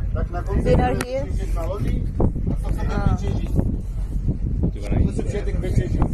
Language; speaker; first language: Czech; non-native, fluent; Arabic